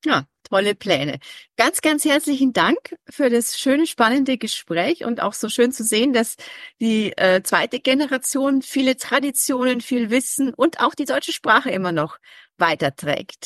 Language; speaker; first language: German; native; German